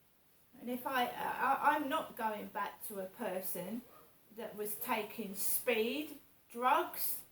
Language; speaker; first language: English; native; English